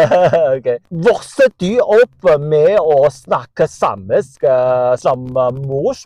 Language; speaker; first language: Norwegian; non-native, learner; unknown